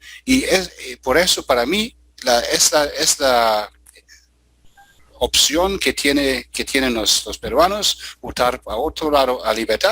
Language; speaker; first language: Spanish; non-native, fluent; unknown